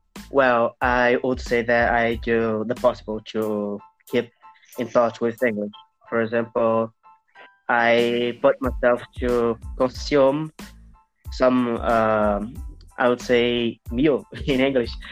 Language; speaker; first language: English; non-native, learner; Portuguese